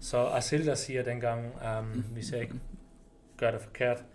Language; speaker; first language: Danish; non-native, fluent; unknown